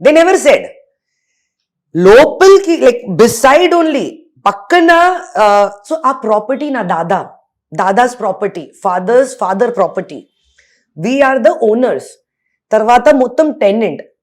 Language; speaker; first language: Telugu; non-native, local second language; Hindi